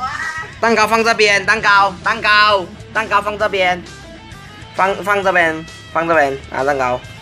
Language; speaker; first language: Chinese; native; Chinese